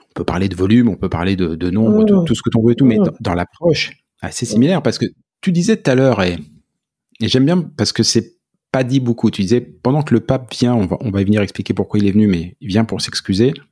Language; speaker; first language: French; native; French